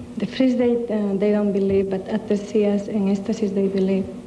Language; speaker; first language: English; non-native, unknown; Spanish